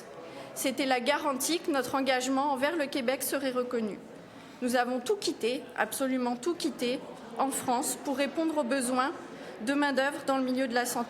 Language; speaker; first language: French; native; French